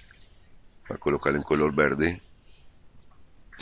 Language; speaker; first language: Spanish; native; Spanish